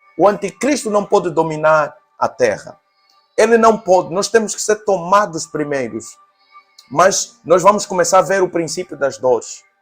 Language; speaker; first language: Portuguese; native; Portuguese